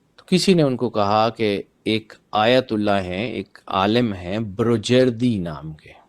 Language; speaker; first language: Urdu; non-native, local second language; Punjabi